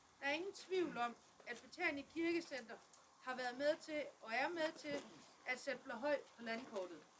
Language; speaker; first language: Danish; native; Danish